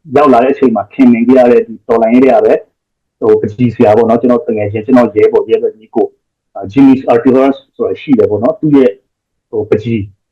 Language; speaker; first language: Burmese; native; Burmese